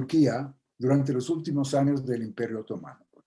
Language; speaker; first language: Spanish; non-native, fluent; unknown